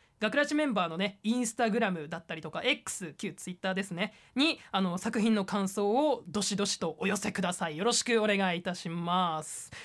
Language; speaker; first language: Japanese; native; Japanese